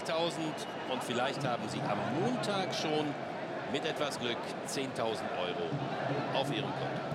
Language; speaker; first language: German; native; German